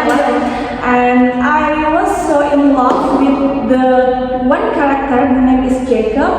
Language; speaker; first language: English; non-native, fluent; Indonesian